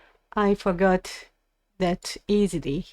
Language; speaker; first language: English; non-native, learner; Japanese